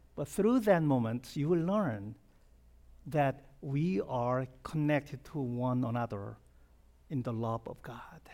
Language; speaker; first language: English; non-native, fluent; Korean